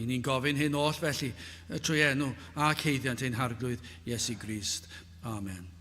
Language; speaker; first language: Welsh; native; Welsh